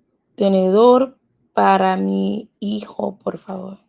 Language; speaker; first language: Spanish; non-native, learner; English